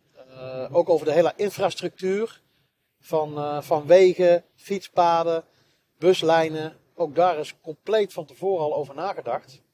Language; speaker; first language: Dutch; native; Dutch